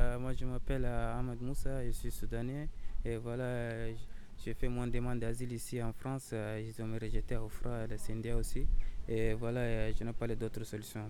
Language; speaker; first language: French; non-native, learner; Arabic